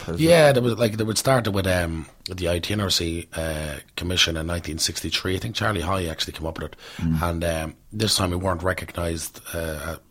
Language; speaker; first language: English; native; English